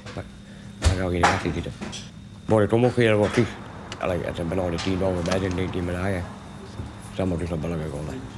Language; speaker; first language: Dutch; native; Dutch